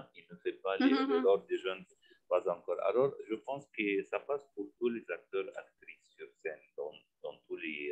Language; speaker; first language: French; non-native, fluent; Arabic